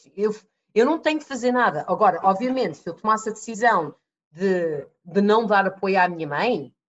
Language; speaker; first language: Portuguese; early bilingual, other home language; English